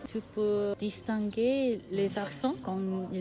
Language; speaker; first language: French; non-native, learner; Korean